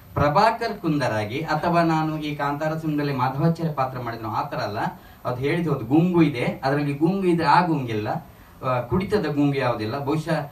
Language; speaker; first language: Kannada; native; Kannada